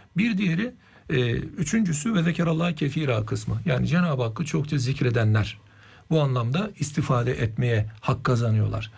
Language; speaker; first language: Turkish; native; Turkish